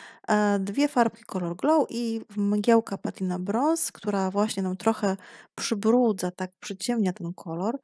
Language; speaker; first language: Polish; native; Polish